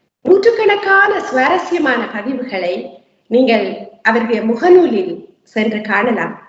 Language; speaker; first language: Tamil; native; Tamil